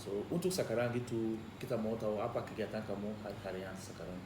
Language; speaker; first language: Indonesian; non-native, fluent; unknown